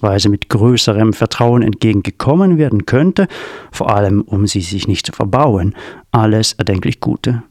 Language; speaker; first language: German; native; German